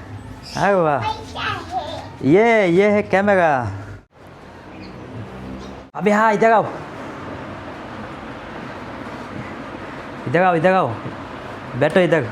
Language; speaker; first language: Hindi; non-native, learner; Bangla